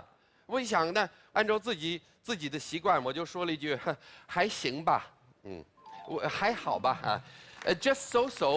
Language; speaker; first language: Chinese; non-native, fluent; English